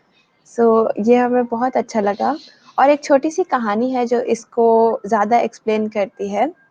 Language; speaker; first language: Hindi; native; Hindi